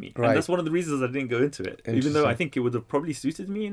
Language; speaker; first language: English; native; English